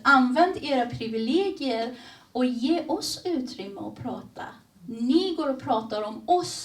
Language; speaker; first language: Swedish; early bilingual, other home language; Persian